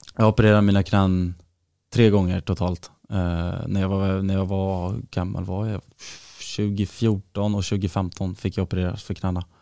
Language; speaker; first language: Swedish; native; Swedish